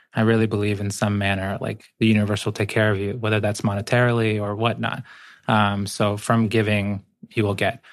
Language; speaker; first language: English; early bilingual, other home language; Spanish